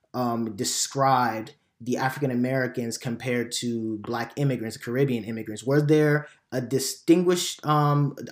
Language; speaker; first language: English; early bilingual, other home language; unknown